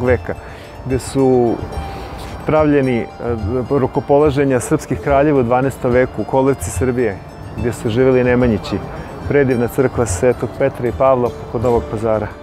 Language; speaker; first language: Serbian; native; Serbian